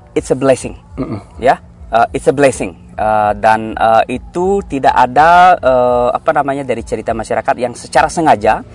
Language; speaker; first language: Indonesian; native; Indonesian